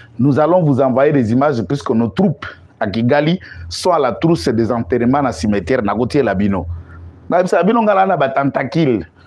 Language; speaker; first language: French; non-native, local second language; Lingala